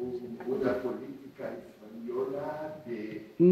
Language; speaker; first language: Spanish; non-native, learner; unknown